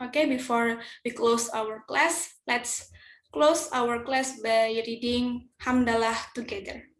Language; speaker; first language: English; non-native, learner; Indonesian